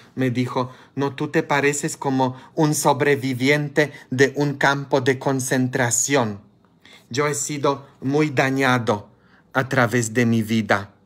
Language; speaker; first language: Spanish; non-native, fluent; Polish